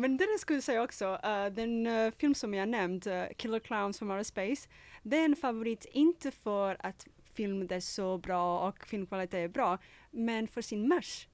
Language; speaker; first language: Swedish; non-native, fluent; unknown